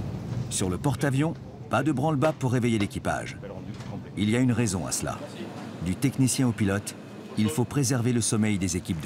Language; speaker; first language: French; native; French